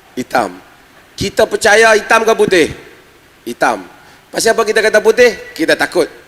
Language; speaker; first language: Malay; native; Malay